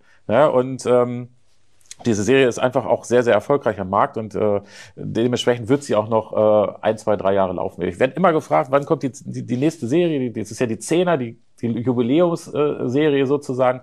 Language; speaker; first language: German; native; German